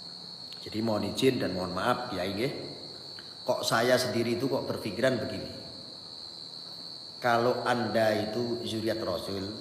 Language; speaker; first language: Indonesian; non-native, local second language; Javanese